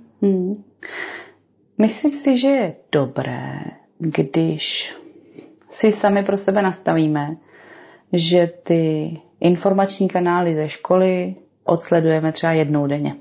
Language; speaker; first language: Czech; native; Czech